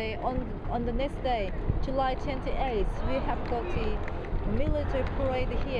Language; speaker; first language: English; non-native, fluent; Korean